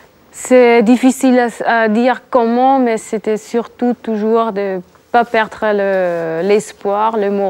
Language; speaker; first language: French; non-native, local second language; German